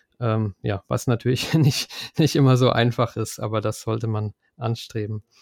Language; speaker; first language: German; native; German